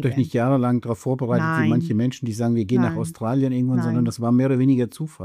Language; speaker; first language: German; native; German